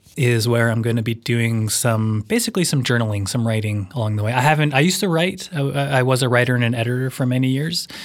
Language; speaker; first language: English; native; English